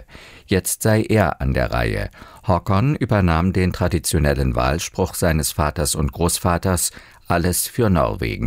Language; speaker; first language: German; native; German